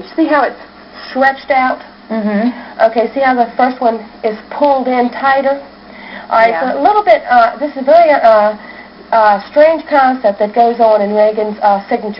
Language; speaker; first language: English; native; English